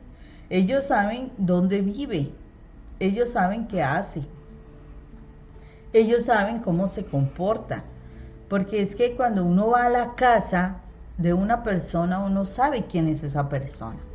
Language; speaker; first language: Spanish; native; Spanish